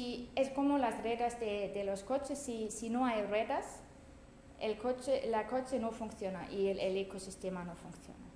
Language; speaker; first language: Spanish; non-native, fluent; German